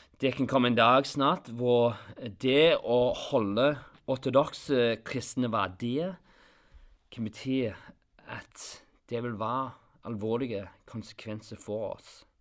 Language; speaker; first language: Norwegian; non-native, fluent; English